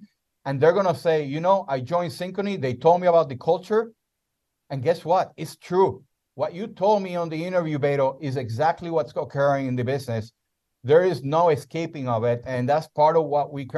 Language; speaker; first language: English; non-native, fluent; Spanish